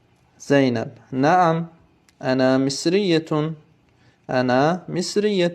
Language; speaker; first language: Arabic; non-native, fluent; Tajik